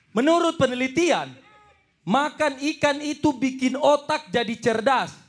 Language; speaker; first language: Indonesian; native; Indonesian